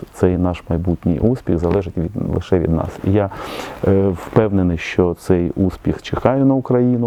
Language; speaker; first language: Ukrainian; native; Ukrainian